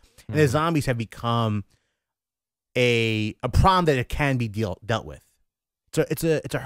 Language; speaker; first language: English; native; English